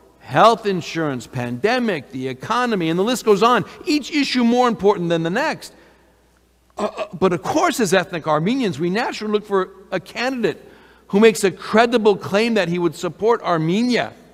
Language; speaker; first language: English; native; English